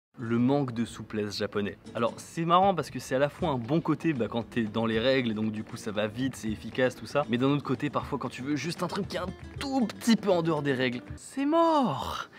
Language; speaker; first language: French; native; French